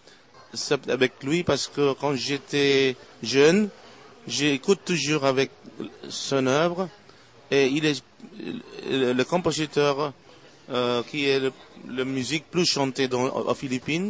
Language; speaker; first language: French; non-native, fluent; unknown